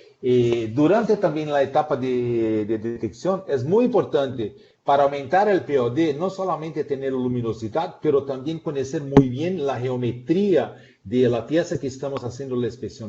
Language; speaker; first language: Spanish; non-native, fluent; Portuguese